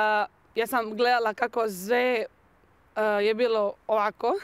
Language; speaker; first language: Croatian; early bilingual, heritage; Spanish